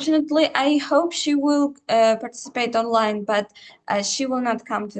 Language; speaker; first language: English; non-native, fluent; Uzbek